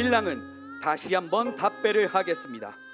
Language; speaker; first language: Korean; native; Korean